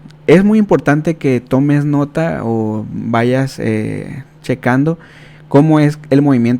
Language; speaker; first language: Spanish; native; Spanish